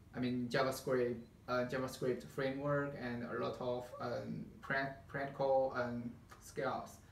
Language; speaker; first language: English; non-native, fluent; Chinese